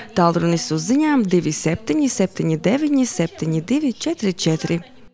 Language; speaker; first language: Latvian; non-native, local second language; Russian